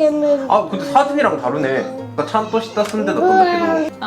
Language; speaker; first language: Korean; native; Korean